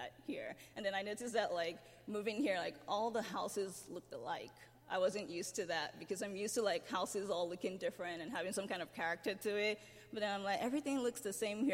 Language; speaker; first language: English; non-native, local second language; Yoruba